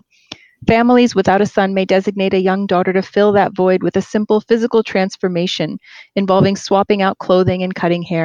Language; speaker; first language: English; native; English